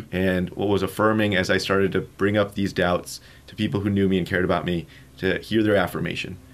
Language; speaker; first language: English; native; English